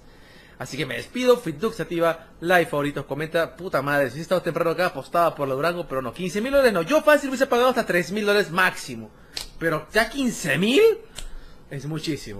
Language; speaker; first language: Spanish; native; Spanish